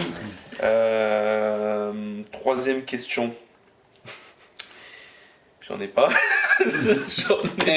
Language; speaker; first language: French; native; French